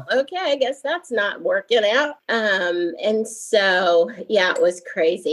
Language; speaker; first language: English; native; English